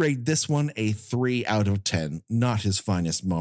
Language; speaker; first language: English; native; English